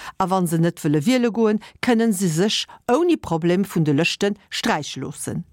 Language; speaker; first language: Luxembourgish; early bilingual, other home language; Italian